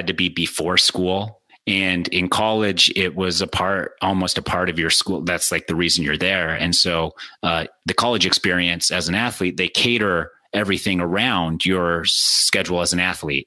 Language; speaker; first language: English; native; English